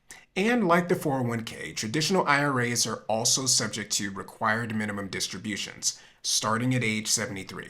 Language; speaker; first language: English; native; English